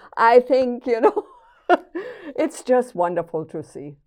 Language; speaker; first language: English; non-native, fluent; German